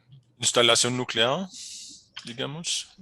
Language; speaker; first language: Spanish; non-native, fluent; German